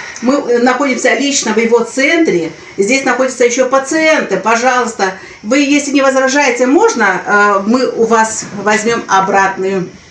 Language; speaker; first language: Russian; native; Russian